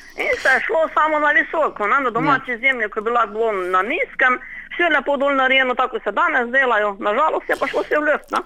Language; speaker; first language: Slovenian; native; Slovenian